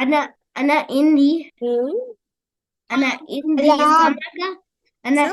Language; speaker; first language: Arabic; non-native, learner; Urdu